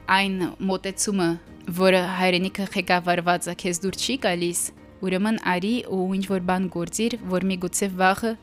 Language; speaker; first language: Armenian; early bilingual, heritage; Armenian